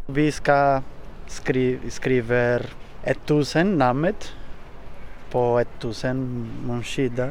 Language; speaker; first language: Swedish; non-native, learner; Portuguese